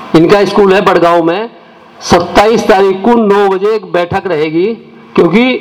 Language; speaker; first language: Hindi; native; Hindi